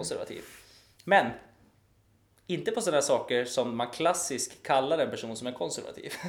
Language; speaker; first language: Swedish; native; Swedish